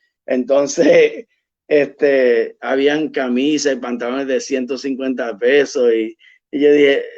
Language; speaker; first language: Spanish; early bilingual, heritage; Spanish